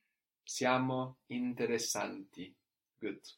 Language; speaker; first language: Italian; non-native, fluent; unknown